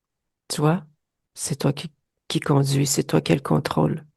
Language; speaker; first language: French; native; French